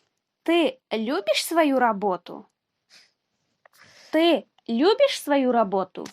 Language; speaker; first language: Russian; non-native, fluent; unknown